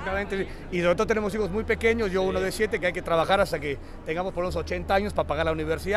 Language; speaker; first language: Spanish; native; Spanish